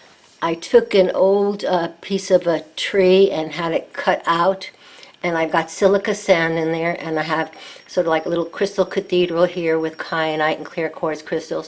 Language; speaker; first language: English; native; English